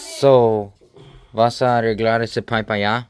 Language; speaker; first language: Spanish; early bilingual, heritage; Spanish